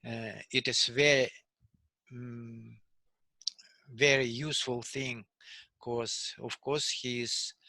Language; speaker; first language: English; non-native, learner; Russian